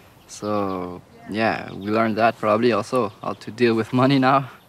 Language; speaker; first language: English; non-native, fluent; French